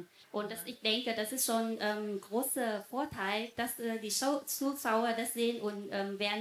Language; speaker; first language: German; non-native, fluent; Vietnamese